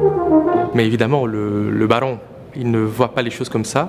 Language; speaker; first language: French; non-native, fluent; Portuguese